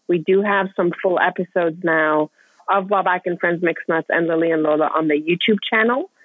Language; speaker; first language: English; non-native, fluent; Persian